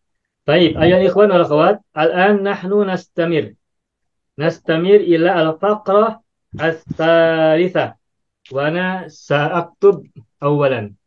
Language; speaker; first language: Arabic; non-native, fluent; Indonesian